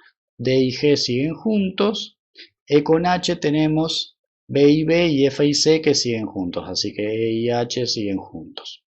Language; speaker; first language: Spanish; native; Spanish